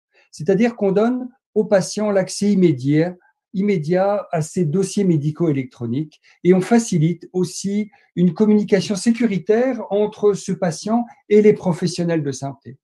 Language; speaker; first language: French; native; French